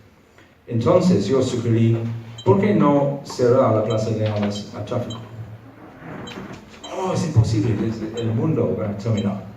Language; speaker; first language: Spanish; non-native, fluent; English